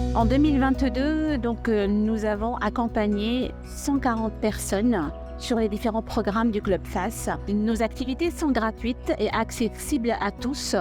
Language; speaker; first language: French; native; French